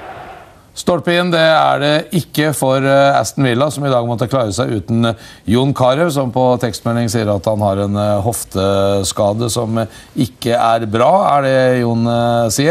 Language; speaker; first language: Norwegian; native; Norwegian